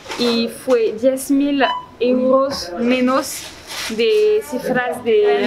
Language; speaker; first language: Spanish; non-native, fluent; French